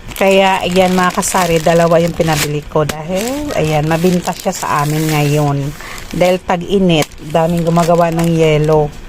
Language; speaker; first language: Filipino; non-native, local second language; Cebuano